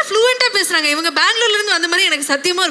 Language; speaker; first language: Tamil; native; Tamil